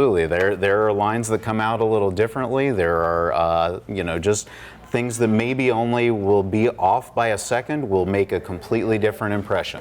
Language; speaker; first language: English; native; English